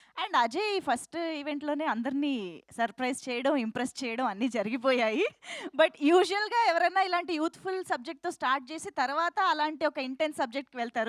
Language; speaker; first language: Telugu; native; Telugu